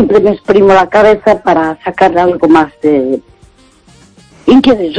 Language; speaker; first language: Spanish; native; Spanish